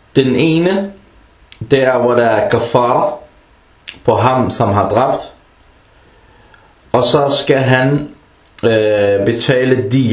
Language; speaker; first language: Danish; early bilingual, other home language; Arabic